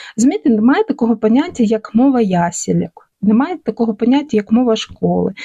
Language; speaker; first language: Ukrainian; non-native, local second language; Russian